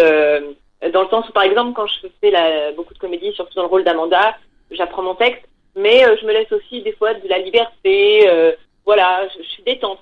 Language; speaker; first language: French; native; French